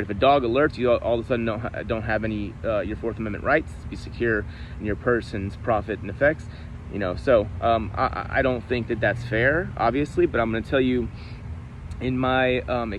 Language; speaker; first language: English; native; English